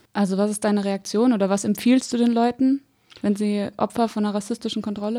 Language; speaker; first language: German; native; German